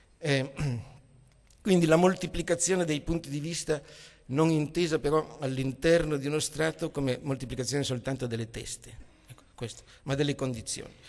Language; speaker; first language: Italian; native; Italian